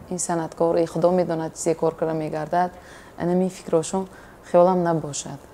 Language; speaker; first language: Tajik; non-native, local second language; Uzbek